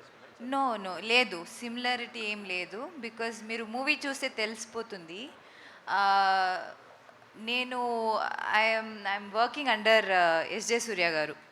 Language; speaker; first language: Telugu; non-native, local second language; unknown